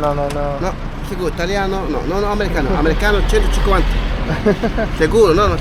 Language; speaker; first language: Italian; non-native, learner; Arabic